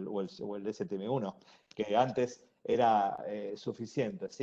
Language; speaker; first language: Spanish; native; Spanish